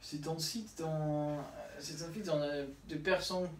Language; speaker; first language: French; non-native, learner; Spanish